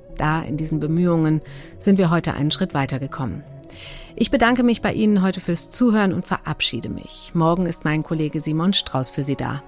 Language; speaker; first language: German; native; German